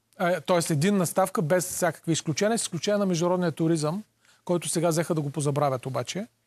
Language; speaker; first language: Bulgarian; native; Bulgarian